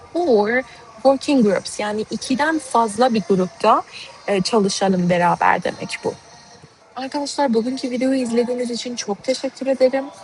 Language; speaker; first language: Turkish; non-native, fluent; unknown